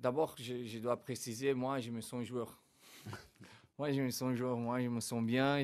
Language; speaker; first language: French; non-native, fluent; Portuguese